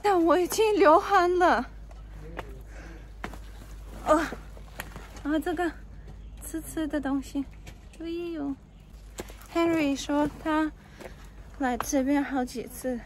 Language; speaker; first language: Chinese; non-native, learner; Russian